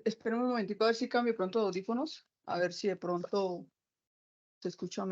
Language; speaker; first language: Spanish; native; Spanish